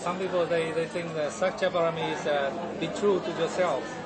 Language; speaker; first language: English; non-native, fluent; Vietnamese